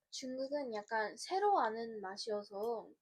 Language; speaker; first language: Korean; early bilingual, heritage; Korean